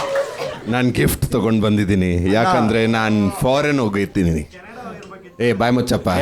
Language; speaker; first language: Kannada; non-native, learner; Punjabi